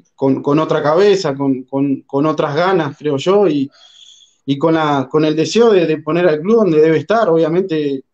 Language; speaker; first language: Spanish; native; Spanish